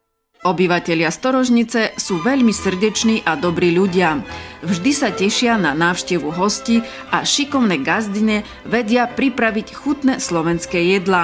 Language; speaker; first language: Slovak; native; Slovak